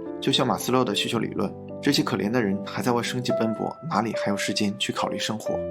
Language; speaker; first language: Chinese; native; Chinese